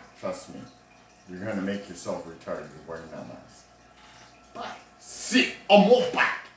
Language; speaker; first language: English; native; English